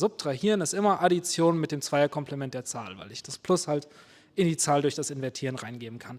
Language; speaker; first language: German; native; German